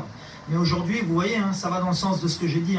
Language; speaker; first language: French; native; French